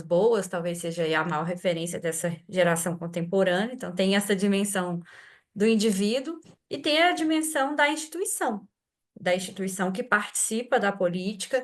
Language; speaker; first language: Portuguese; native; Portuguese